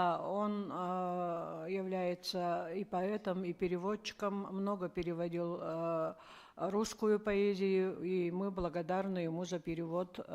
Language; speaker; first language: Russian; native; Russian